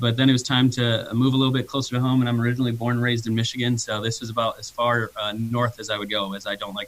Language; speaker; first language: English; native; English